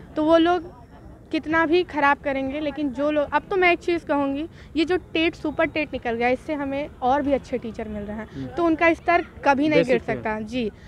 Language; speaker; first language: Hindi; native; Hindi